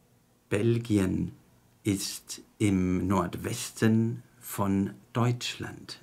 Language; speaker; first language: German; non-native, fluent; Chinese